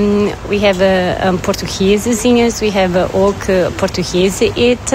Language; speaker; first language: Dutch; non-native, learner; Portuguese